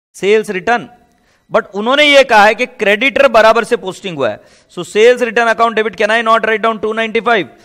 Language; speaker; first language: Hindi; native; Hindi